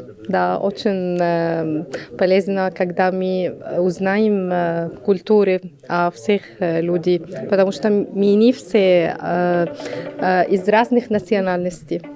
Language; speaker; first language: Russian; non-native, learner; Arabic